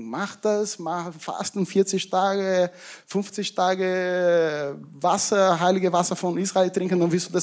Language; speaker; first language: German; non-native, fluent; Portuguese